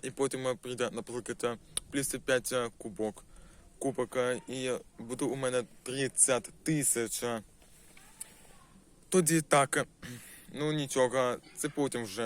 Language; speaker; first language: Ukrainian; non-native, local second language; Russian